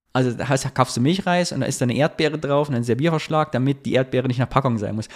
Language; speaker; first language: German; native; German